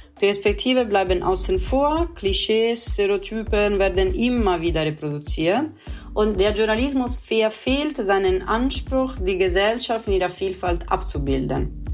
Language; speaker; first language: German; non-native, fluent; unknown